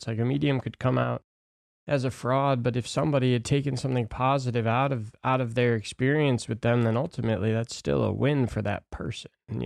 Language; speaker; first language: English; native; English